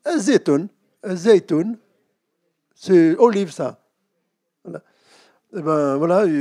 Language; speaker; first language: French; native; French